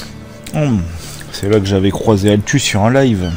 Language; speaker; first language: French; native; French